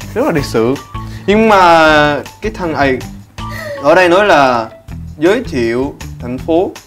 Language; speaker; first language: Vietnamese; non-native, learner; Korean